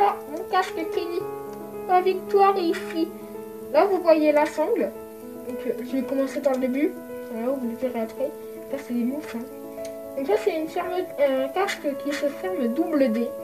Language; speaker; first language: French; native; French